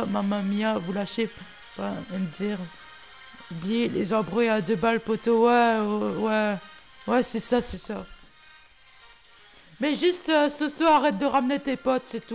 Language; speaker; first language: French; native; French